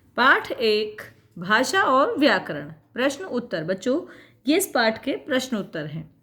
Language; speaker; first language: Hindi; native; Hindi